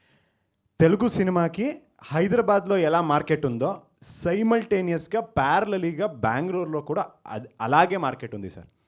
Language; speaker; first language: Telugu; non-native, local second language; Kannada